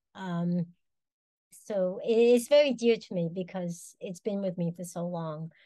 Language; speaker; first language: English; native; English